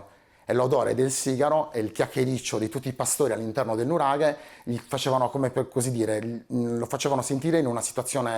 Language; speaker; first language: Italian; native; Italian